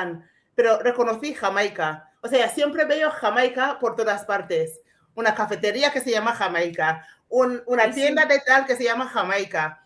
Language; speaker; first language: Spanish; non-native, fluent; English